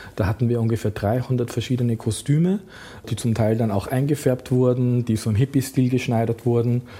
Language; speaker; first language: German; native; German